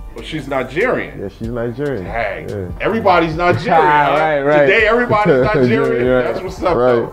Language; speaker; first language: English; early bilingual, other home language; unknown